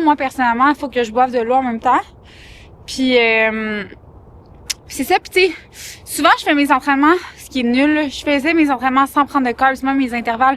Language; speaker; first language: French; native; French